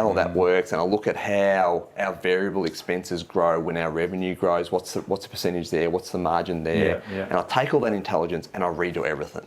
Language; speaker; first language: English; native; English